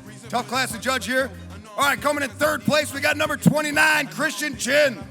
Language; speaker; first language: English; native; English